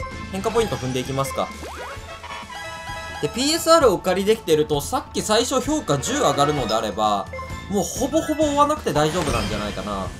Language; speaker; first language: Japanese; native; Japanese